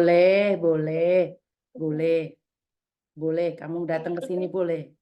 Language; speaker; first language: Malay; non-native, local second language; Javanese